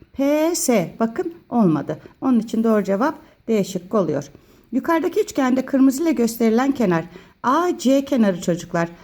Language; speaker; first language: Turkish; native; Turkish